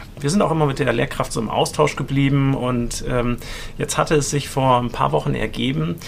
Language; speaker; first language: German; native; German